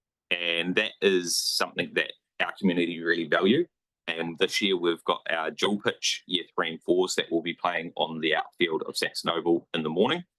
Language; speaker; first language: English; native; English